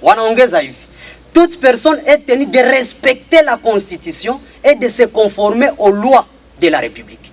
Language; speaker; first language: French; non-native, local second language; Swahili